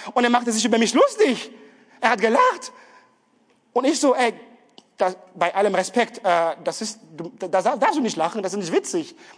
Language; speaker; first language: German; non-native, fluent; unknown